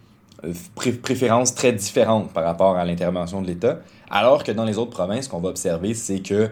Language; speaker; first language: French; native; French